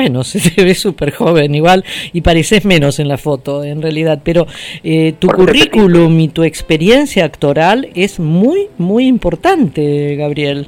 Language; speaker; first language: Spanish; native; Spanish